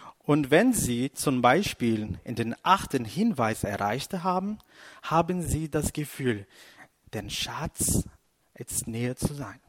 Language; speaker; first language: German; non-native, fluent; Portuguese